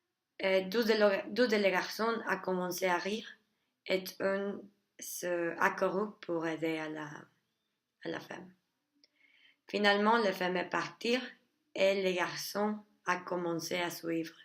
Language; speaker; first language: French; non-native, learner; Spanish